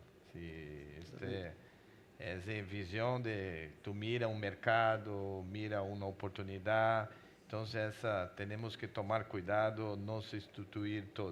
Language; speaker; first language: Spanish; non-native, fluent; Portuguese